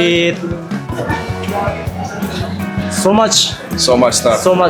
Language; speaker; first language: English; non-native, learner; Indonesian